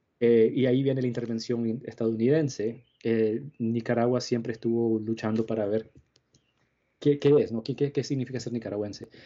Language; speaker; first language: Spanish; native; Spanish